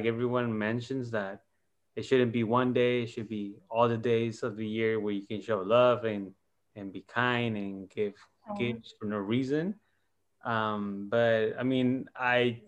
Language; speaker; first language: English; non-native, fluent; Spanish